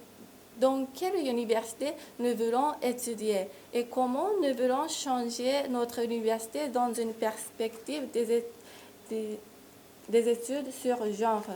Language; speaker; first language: French; non-native, fluent; Japanese